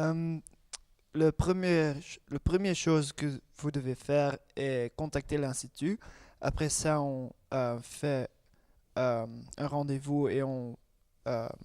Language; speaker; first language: French; non-native, learner; Dutch